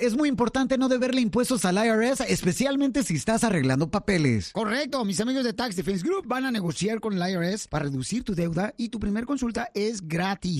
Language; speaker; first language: Spanish; early bilingual, other home language; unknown